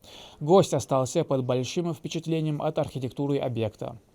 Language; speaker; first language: Russian; native; Russian